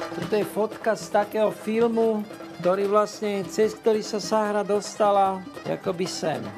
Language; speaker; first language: Slovak; native; Slovak